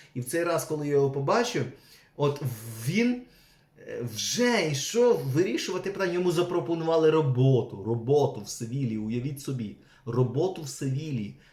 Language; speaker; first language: Ukrainian; non-native, local second language; Russian